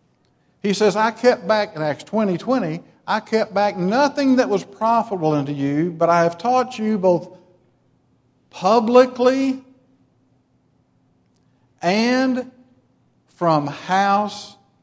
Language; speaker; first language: English; native; English